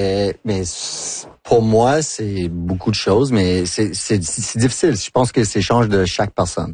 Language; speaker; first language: French; non-native, local second language; English